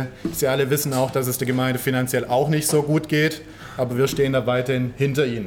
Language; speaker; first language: German; native; German